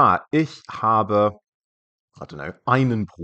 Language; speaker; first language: German; non-native, fluent; English